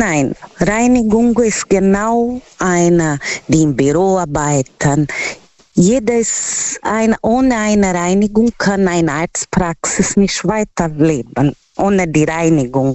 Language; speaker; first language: German; non-native, learner; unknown